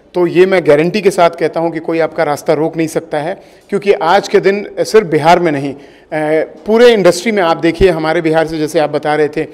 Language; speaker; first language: Hindi; native; Hindi